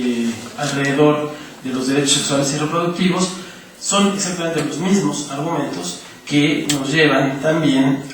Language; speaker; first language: Spanish; native; Spanish